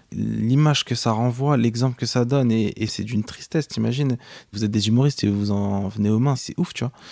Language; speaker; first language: French; native; French